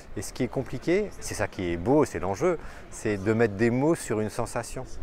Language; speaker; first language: French; native; French